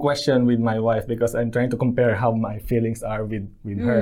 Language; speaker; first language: English; non-native, local second language; Filipino